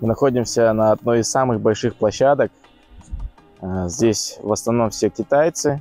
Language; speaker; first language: Russian; native; Russian